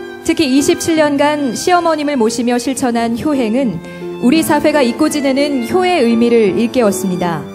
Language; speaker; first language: Korean; native; Korean